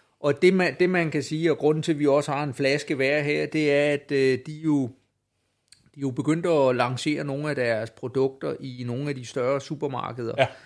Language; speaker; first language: Danish; native; Danish